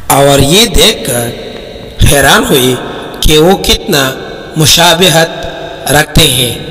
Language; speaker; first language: Urdu; native; Urdu